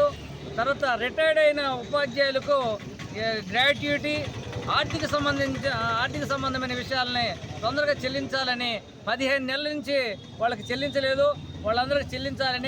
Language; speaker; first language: Telugu; native; Telugu